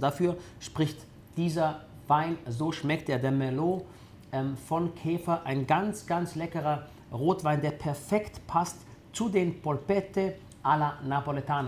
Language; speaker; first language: German; early bilingual, other home language; Italian